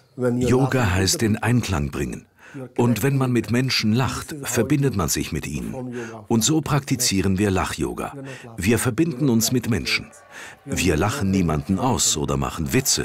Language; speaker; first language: German; native; German